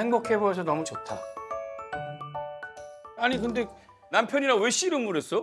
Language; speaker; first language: Korean; native; Korean